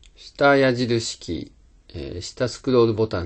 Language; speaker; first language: Japanese; native; Japanese